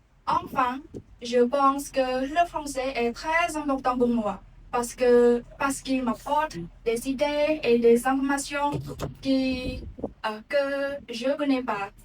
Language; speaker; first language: French; non-native, learner; Khmer